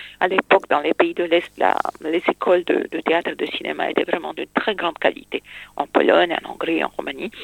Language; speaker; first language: French; non-native, fluent; Romanian